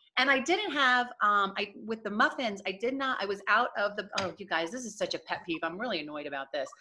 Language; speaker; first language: English; native; English